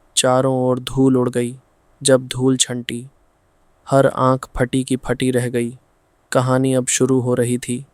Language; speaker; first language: Hindi; non-native, fluent; Bangla